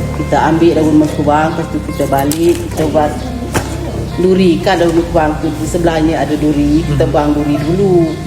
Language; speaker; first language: Malay; non-native, local second language; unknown